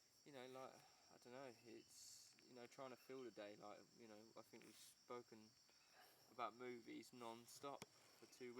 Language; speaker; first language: English; native; English